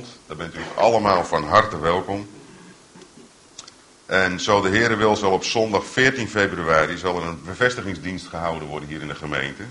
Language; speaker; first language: Dutch; native; Dutch